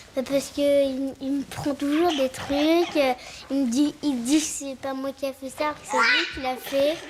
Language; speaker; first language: French; native; French